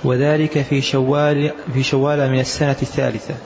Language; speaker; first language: Arabic; native; Arabic